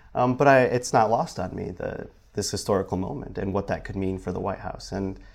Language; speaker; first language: English; native; English